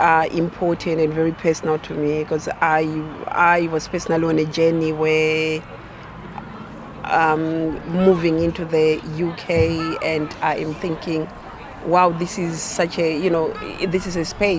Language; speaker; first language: English; non-native, local second language; Shona